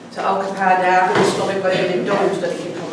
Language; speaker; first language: Dutch; non-native, learner; English